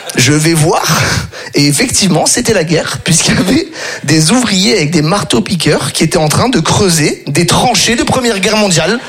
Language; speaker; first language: French; native; French